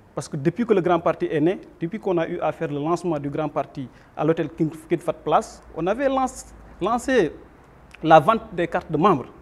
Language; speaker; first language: French; non-native, local second language; Wolof